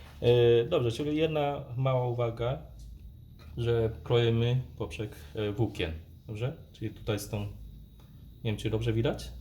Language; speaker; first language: Polish; non-native, fluent; Vietnamese